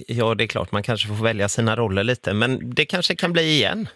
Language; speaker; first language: Swedish; native; Swedish